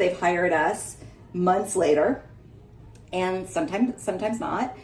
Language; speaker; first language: English; native; English